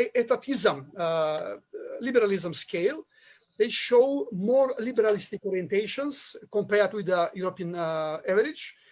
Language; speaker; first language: English; non-native, fluent; Macedonian